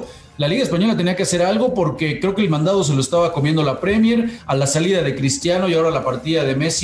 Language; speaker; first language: Spanish; native; Spanish